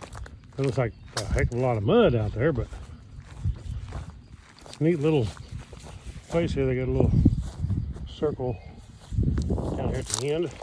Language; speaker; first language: English; native; English